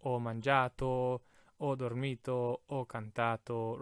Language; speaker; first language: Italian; non-native, fluent; English